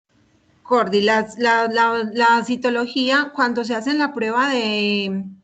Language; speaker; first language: Spanish; native; Spanish